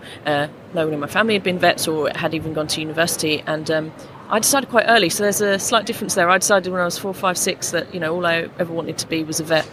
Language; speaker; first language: English; native; English